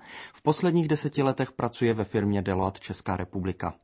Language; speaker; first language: Czech; native; Czech